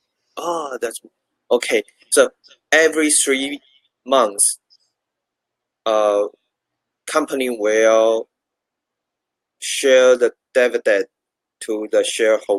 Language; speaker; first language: English; non-native, learner; Chinese